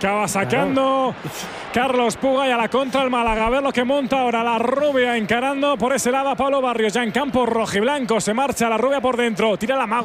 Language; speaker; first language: Spanish; native; Spanish